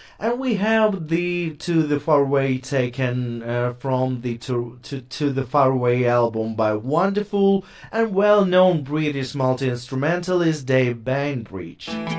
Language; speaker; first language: English; non-native, fluent; Ukrainian